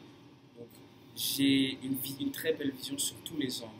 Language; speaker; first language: French; non-native, fluent; English